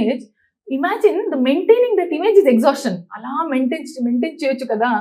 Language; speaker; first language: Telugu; non-native, local second language; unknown